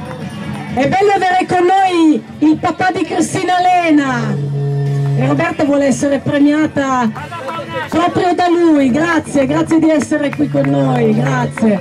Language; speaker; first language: Italian; native; Italian